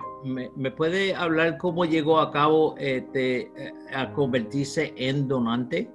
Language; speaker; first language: Spanish; early bilingual, heritage; Spanish